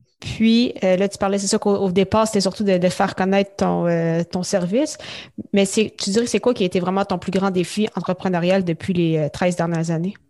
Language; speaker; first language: French; native; French